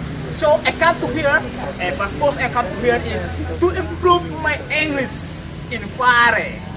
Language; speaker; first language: English; non-native, learner; Indonesian